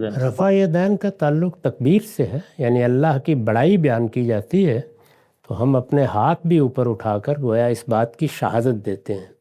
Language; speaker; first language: Urdu; non-native, local second language; Punjabi